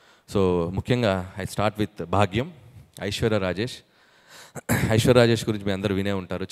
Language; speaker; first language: Telugu; native; Telugu